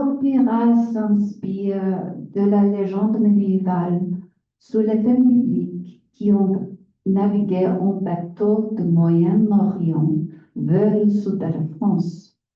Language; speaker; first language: French; non-native, learner; English